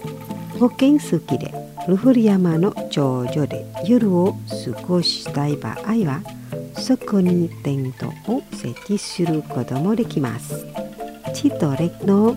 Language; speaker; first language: Japanese; non-native, fluent; Indonesian